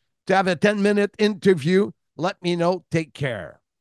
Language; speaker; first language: English; non-native, fluent; French